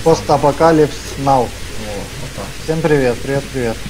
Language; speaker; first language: Russian; native; Russian